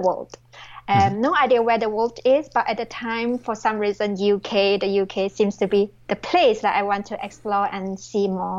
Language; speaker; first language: English; non-native, local second language; Chinese